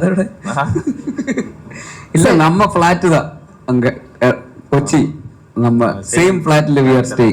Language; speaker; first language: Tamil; non-native, learner; Malayalam